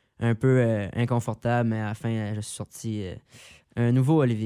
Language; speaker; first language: French; native; French